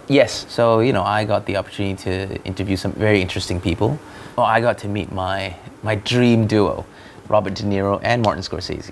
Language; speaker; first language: English; non-native, local second language; Malay